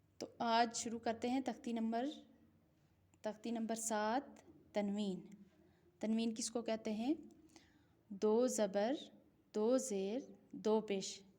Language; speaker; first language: Urdu; native; Urdu